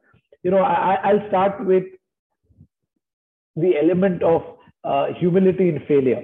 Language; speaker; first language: English; non-native, local second language; Marathi